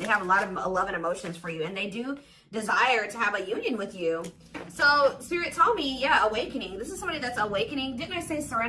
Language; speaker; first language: English; native; English